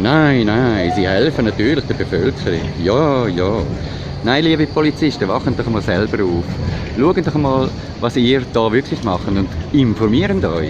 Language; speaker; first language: German; native; German